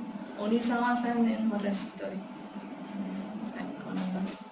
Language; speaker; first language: Japanese; non-native, learner; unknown